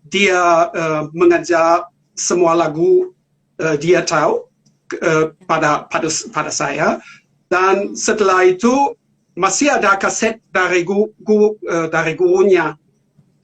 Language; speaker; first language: Indonesian; non-native, learner; German